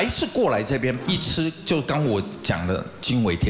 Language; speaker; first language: Chinese; native; Chinese